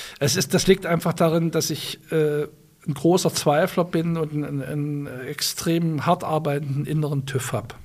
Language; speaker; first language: German; native; German